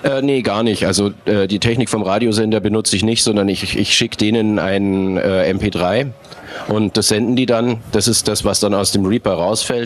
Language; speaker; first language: German; native; German